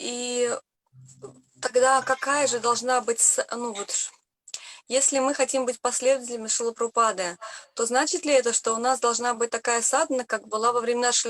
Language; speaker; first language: Russian; native; Russian